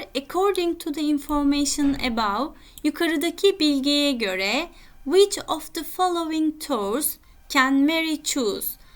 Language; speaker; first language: English; non-native, fluent; Turkish